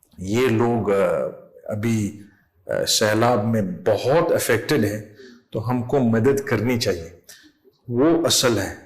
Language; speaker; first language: Urdu; non-native, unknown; English